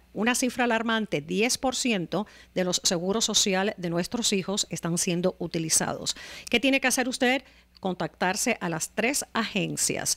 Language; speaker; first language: Spanish; native; Spanish